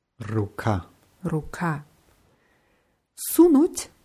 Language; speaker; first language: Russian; non-native, learner; German